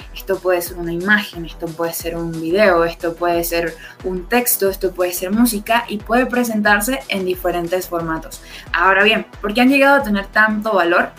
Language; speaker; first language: Spanish; native; Spanish